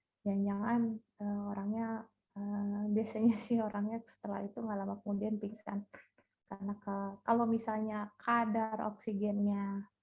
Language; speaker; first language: Indonesian; native; Indonesian